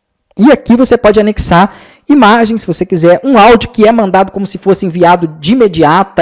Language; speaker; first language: Portuguese; native; Portuguese